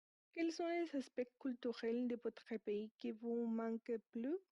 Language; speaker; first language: French; non-native, learner; Spanish